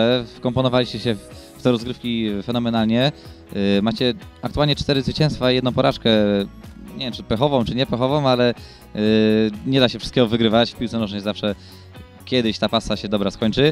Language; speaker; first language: Polish; native; Polish